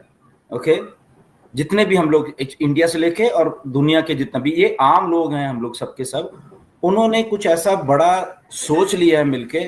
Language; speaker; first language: Hindi; native; Hindi